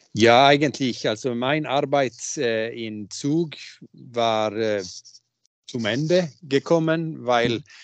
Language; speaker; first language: German; non-native, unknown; Swedish